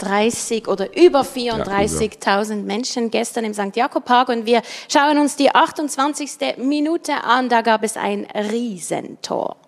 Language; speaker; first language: German; native; German